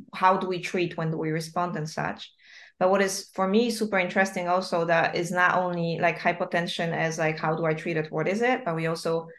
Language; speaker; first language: English; non-native, fluent; Polish